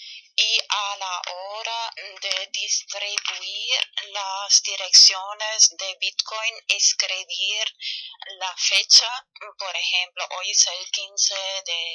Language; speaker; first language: Spanish; non-native, fluent; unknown